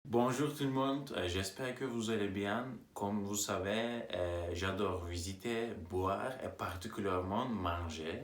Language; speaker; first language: French; non-native, learner; Turkish